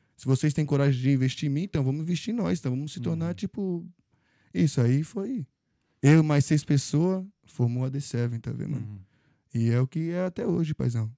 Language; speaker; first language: Portuguese; native; Portuguese